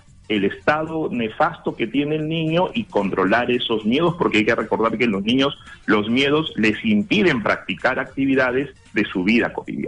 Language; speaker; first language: Spanish; native; Spanish